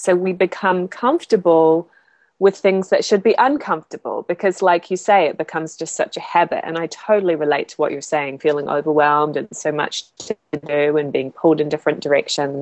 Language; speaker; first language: English; native; English